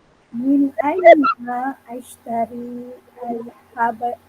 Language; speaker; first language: Arabic; non-native, learner; Malay